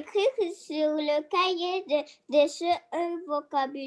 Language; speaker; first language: French; non-native, learner; Arabic